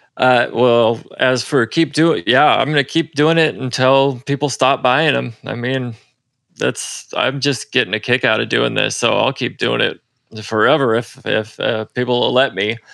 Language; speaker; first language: English; native; English